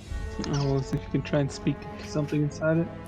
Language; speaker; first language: English; native; English